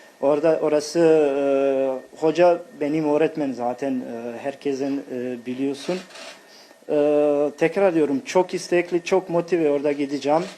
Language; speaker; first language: Turkish; non-native, fluent; Bosnian